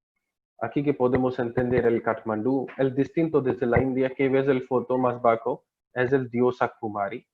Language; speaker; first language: Spanish; non-native, learner; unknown